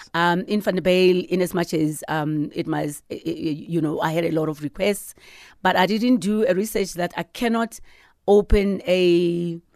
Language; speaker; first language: English; non-native, local second language; Southern Sotho